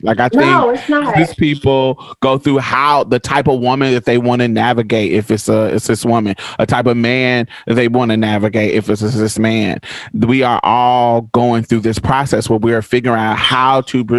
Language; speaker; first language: English; native; English